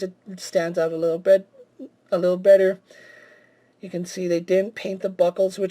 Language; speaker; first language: English; native; English